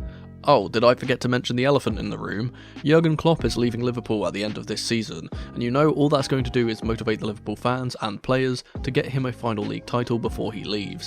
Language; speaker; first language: English; native; English